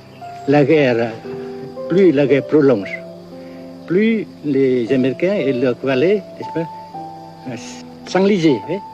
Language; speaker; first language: French; non-native, fluent; Vietnamese